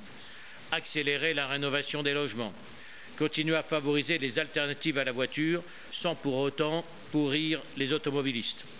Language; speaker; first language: French; native; French